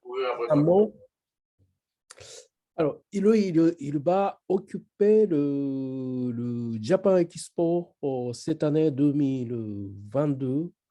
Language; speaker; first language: French; non-native, learner; Japanese